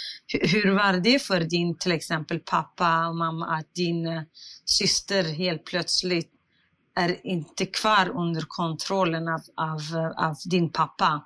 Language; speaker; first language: Swedish; non-native, fluent; Central Kurdish